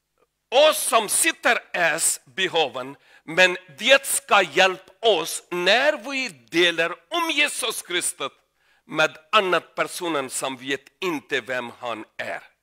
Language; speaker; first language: Swedish; non-native, learner; Urdu